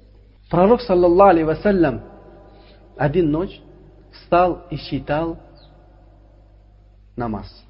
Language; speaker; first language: Russian; non-native, learner; Uzbek